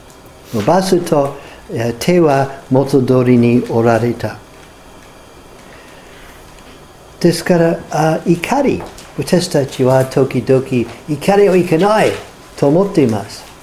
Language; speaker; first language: Japanese; non-native, fluent; English